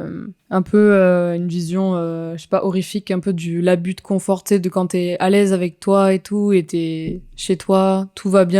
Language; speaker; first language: French; native; French